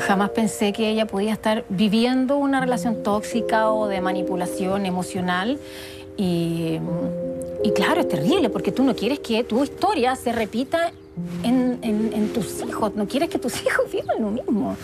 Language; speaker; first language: Spanish; native; Spanish